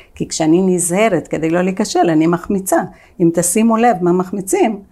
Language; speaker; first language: Hebrew; non-native, fluent; Spanish